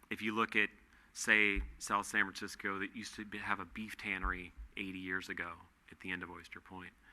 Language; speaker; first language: English; native; English